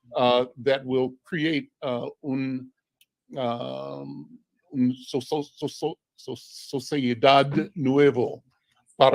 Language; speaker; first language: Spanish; non-native, learner; English